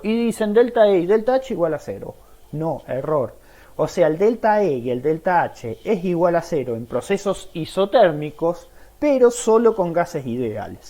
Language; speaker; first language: Spanish; native; Spanish